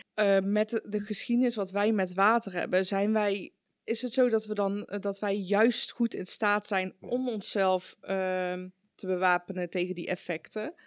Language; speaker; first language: Dutch; early bilingual, other home language; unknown